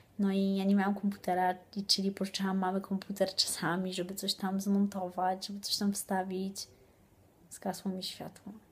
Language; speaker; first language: Polish; early bilingual, heritage; Polish